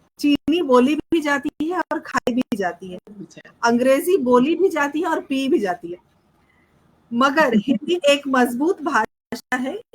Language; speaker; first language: Hindi; native; Hindi